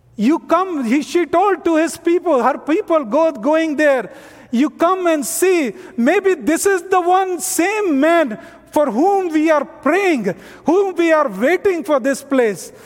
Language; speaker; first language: English; non-native, local second language; Hindi